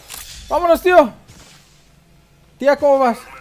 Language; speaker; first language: Spanish; native; Spanish